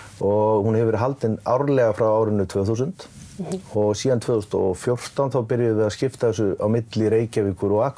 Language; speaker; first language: Icelandic; native; Icelandic